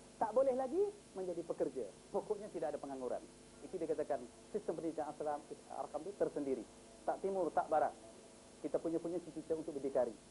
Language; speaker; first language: Malay; native; Malay